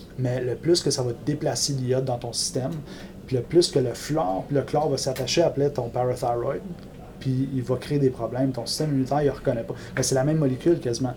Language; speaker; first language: French; non-native, local second language; English